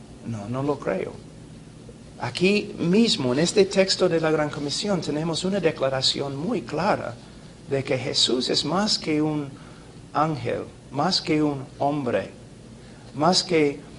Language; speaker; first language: Spanish; non-native, fluent; English